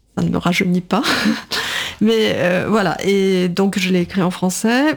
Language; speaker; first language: French; non-native, fluent; Russian